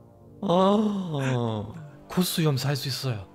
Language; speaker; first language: Korean; non-native, learner; German